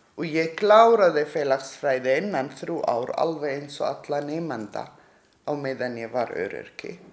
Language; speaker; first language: Icelandic; non-native, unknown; Arabic